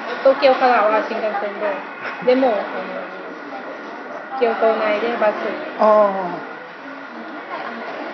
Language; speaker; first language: Japanese; non-native, learner; Thai